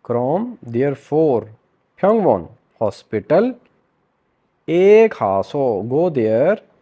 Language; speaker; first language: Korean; non-native, fluent; Urdu